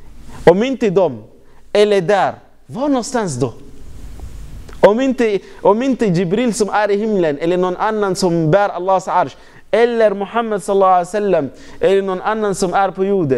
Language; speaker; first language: Swedish; non-native, fluent; Arabic